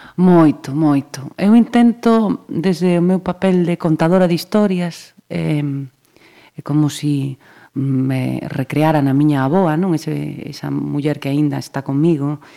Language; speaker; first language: Galician; native; Galician